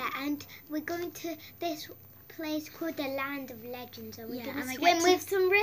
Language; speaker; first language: English; native; English